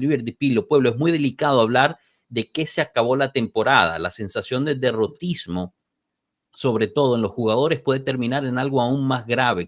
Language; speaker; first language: Spanish; native; Spanish